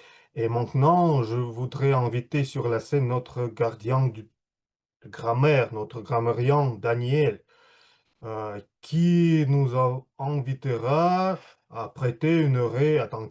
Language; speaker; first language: French; non-native, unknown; Russian